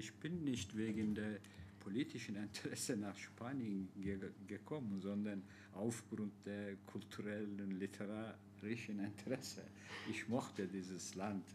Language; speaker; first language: German; non-native, fluent; Turkish